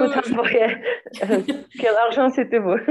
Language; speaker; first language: French; non-native, learner; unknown